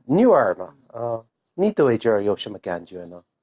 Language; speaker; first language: Chinese; non-native, fluent; English